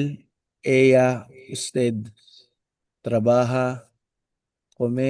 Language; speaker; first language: Spanish; non-native, learner; Filipino